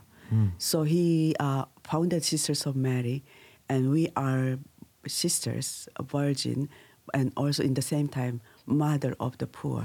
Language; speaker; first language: English; non-native, learner; Korean